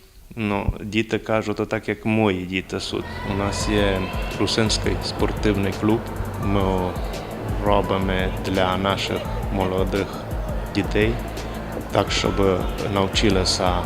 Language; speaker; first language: Ukrainian; early bilingual, heritage; Rusyn